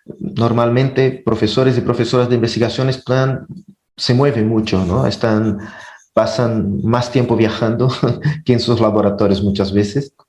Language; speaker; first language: Spanish; non-native, fluent; Portuguese